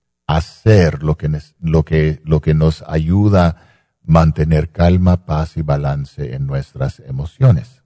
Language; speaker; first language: Spanish; non-native, fluent; English